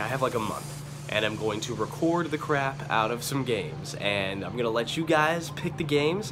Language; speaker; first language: English; native; English